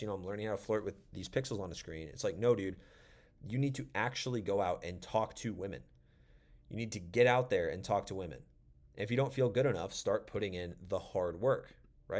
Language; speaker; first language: English; native; English